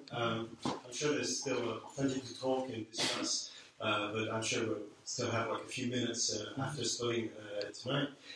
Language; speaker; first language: English; non-native, fluent; French